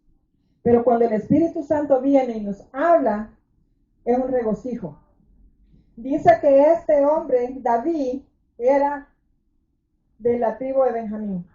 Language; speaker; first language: Spanish; native; Spanish